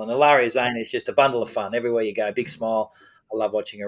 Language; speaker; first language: English; native; English